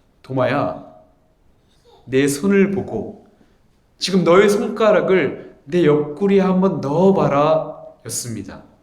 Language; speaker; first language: Korean; native; Korean